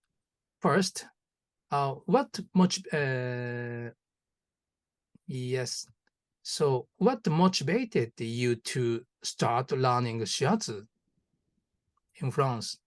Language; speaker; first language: English; non-native, learner; Japanese